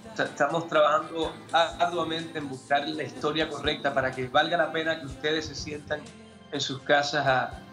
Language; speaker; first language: Spanish; early bilingual, heritage; Spanish